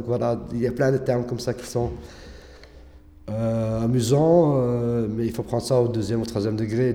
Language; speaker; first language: French; early bilingual, other home language; Arabic